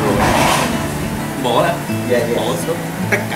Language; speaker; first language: Vietnamese; non-native, learner; Japanese